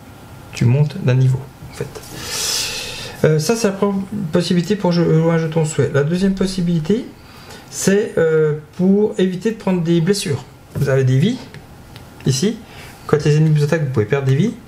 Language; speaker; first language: French; native; French